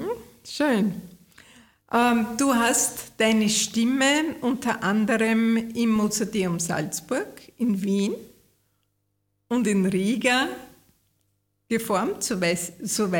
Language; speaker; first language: German; native; German